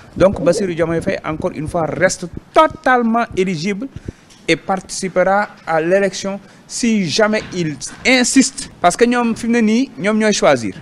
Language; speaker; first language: French; non-native, local second language; Wolof